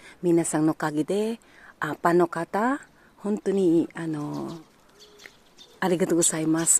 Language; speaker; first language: Japanese; non-native, learner; Filipino